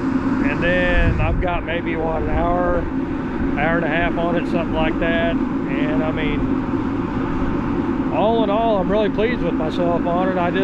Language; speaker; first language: English; native; English